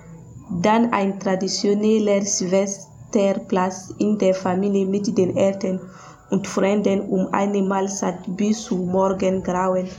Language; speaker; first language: German; non-native, learner; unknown